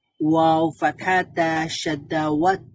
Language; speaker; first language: Arabic; non-native, learner; Bangla